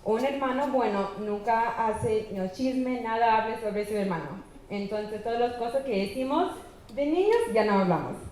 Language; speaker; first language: Spanish; early bilingual, other home language; English